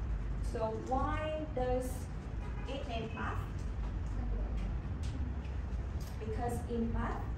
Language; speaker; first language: English; non-native, learner; Vietnamese